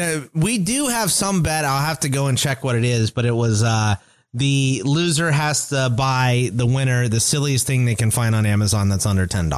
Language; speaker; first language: English; native; English